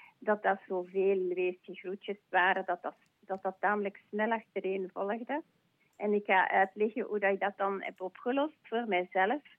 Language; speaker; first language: Dutch; non-native, local second language; French